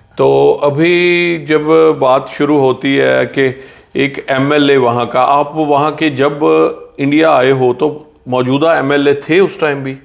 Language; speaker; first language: Hindi; non-native, local second language; Punjabi